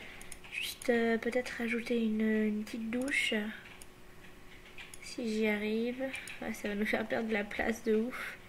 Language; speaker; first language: French; native; French